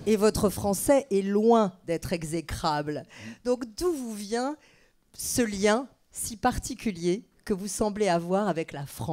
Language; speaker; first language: French; native; French